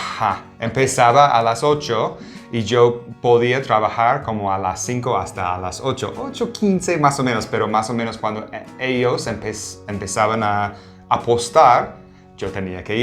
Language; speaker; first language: Spanish; non-native, fluent; English